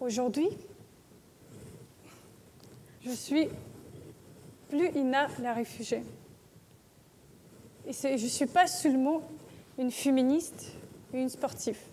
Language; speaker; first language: French; non-native, learner; Russian